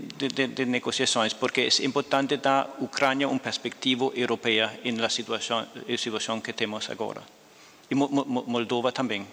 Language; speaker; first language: Portuguese; non-native, fluent; Danish